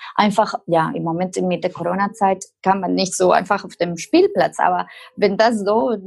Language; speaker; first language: German; non-native, fluent; Spanish